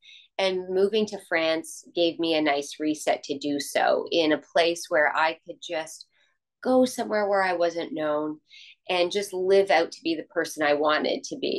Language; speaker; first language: English; native; English